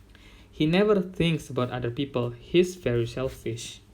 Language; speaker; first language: English; non-native, fluent; Indonesian